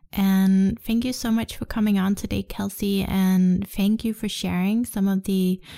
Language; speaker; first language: English; non-native, fluent; Danish